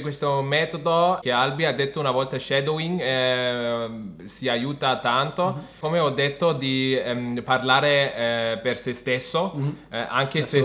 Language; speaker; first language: Italian; non-native, fluent; German